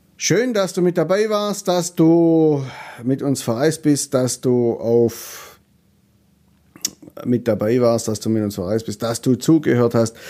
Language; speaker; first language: German; native; German